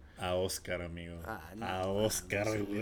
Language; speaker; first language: Spanish; native; Spanish